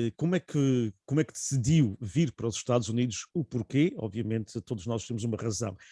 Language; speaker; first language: Portuguese; native; Portuguese